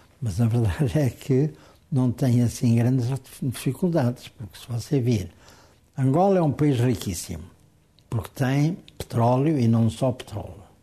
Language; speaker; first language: Portuguese; native; Portuguese